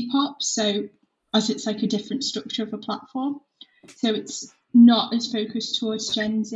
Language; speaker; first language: English; native; English